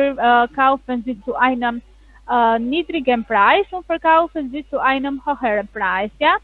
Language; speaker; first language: German; non-native, learner; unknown